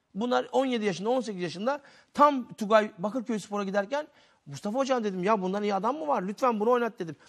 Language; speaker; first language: Turkish; native; Turkish